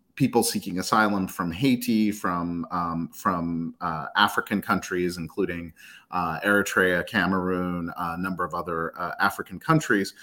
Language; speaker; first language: English; native; English